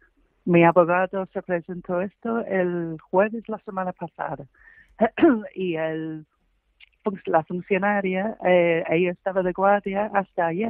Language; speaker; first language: Spanish; non-native, fluent; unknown